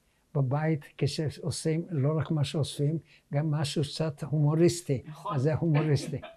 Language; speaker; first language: Hebrew; early bilingual, other home language; Hungarian